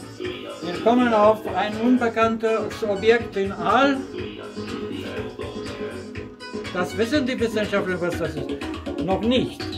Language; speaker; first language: German; non-native, fluent; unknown